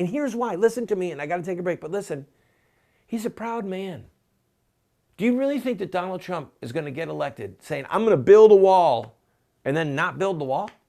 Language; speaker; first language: English; native; English